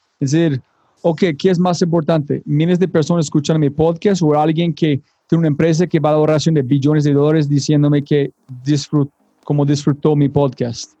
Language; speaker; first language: Spanish; non-native, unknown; English